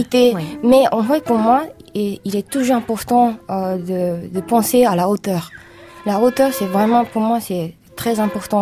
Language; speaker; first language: French; non-native, fluent; Japanese